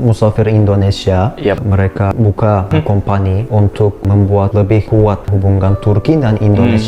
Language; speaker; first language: Indonesian; non-native, learner; Turkish